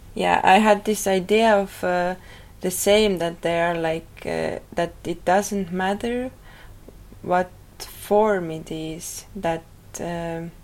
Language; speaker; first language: English; non-native, fluent; Estonian